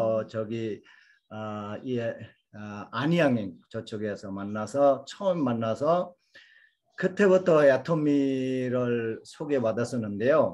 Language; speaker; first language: Korean; non-native, fluent; Bangla